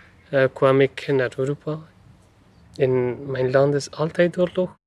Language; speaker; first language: Dutch; non-native, learner; Persian